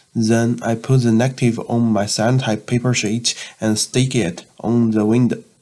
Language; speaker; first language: English; non-native, learner; Chinese